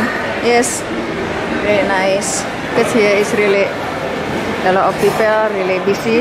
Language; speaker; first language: English; non-native, learner; Indonesian